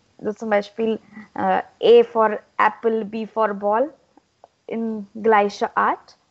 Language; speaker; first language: German; non-native, learner; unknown